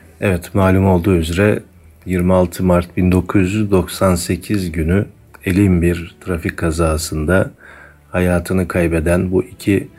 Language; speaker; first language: Turkish; native; Turkish